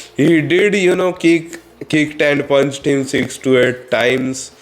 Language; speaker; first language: English; non-native, local second language; Marathi